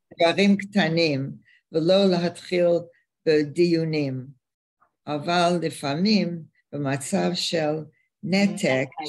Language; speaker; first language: Hebrew; non-native, learner; English